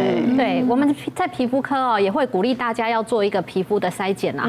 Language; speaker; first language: Chinese; native; Chinese